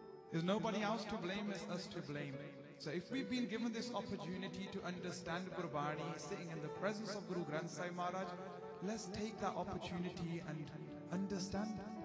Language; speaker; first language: English; early bilingual, other home language; Punjabi